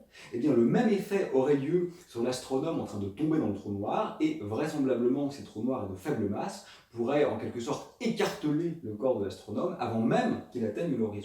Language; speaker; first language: French; native; French